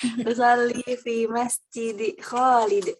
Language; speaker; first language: Arabic; non-native, learner; Indonesian